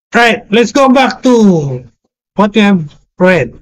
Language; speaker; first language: English; non-native, local second language; Filipino